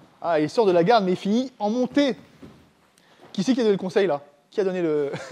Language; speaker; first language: French; native; French